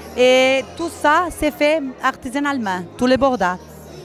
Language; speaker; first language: French; non-native, learner; Portuguese